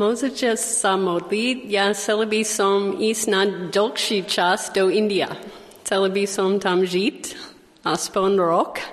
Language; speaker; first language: Slovak; non-native, learner; English